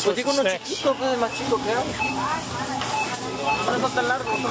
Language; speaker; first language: Spanish; native; Spanish